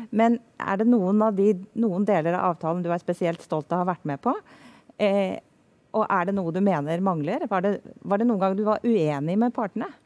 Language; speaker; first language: Norwegian; native; Norwegian